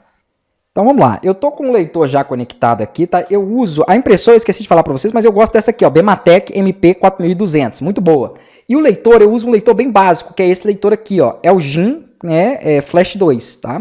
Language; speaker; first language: Portuguese; native; Portuguese